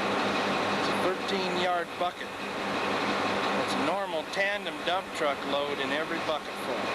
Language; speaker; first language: English; native; English